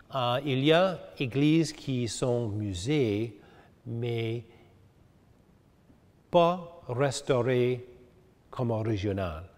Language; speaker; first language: French; early bilingual, heritage; English